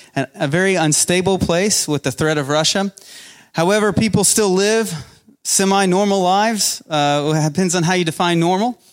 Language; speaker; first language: English; native; English